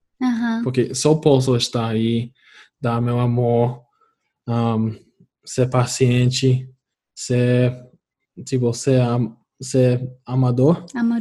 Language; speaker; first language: Portuguese; non-native, fluent; English